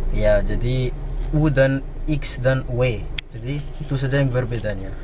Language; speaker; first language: Indonesian; non-native, fluent; Malagasy